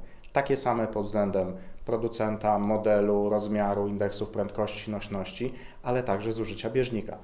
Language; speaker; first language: Polish; native; Polish